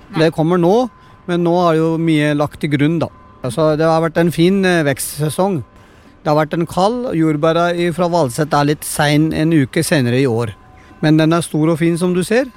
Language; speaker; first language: Norwegian; non-native, fluent; Punjabi